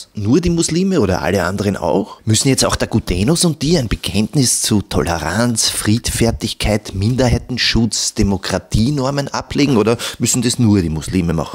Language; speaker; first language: German; native; German